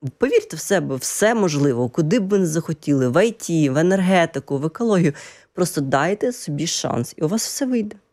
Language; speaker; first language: Ukrainian; native; Ukrainian